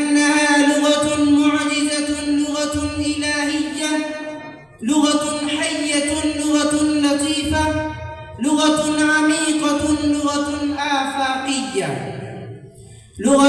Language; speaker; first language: Arabic; non-native, learner; Urdu